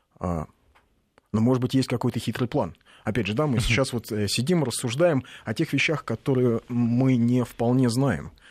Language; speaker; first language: Russian; native; Russian